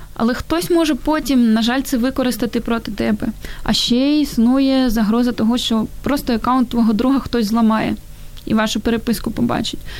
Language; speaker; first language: Ukrainian; native; Ukrainian